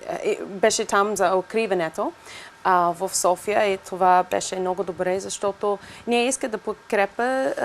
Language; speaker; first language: Bulgarian; non-native, learner; English